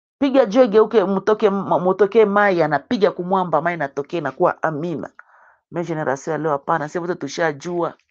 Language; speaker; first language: Swahili; native; Swahili